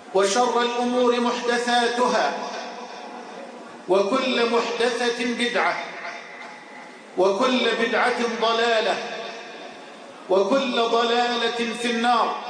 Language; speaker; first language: Arabic; native; Arabic